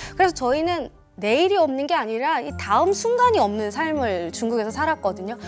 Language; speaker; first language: Korean; native; Korean